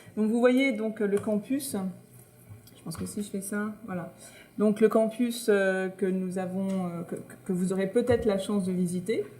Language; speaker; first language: French; native; French